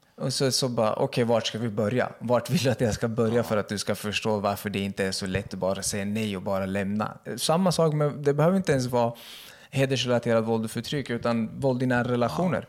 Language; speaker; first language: Swedish; early bilingual, other home language; Kurdish